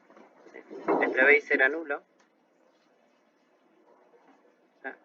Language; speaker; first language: Spanish; native; Spanish